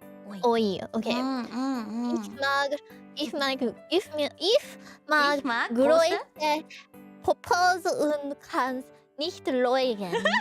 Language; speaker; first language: German; non-native, learner; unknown